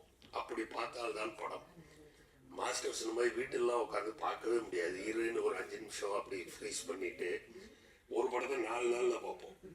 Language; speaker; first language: Tamil; native; Tamil